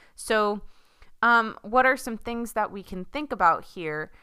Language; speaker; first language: English; early bilingual, other home language; Spanish